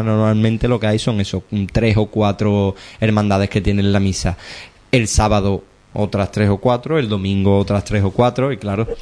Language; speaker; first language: Spanish; native; Spanish